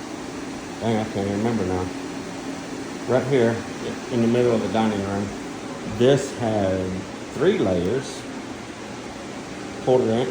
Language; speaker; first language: English; native; English